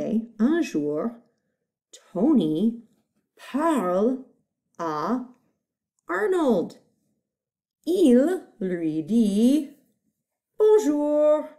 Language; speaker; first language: French; non-native, fluent; English